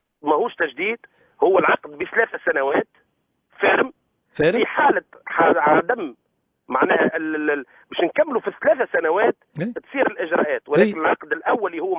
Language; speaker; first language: Arabic; native; Arabic